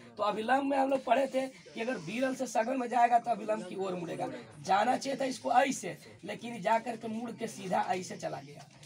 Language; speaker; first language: Hindi; native; Hindi